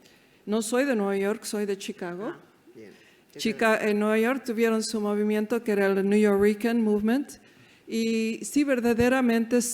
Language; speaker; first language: Spanish; early bilingual, heritage; Spanish